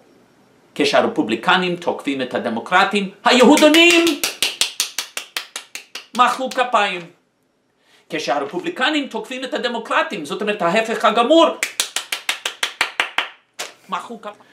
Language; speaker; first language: Hebrew; non-native, fluent; English